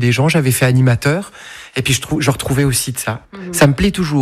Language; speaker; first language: French; native; French